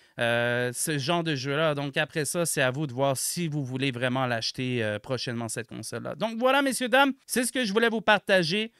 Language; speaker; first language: French; native; French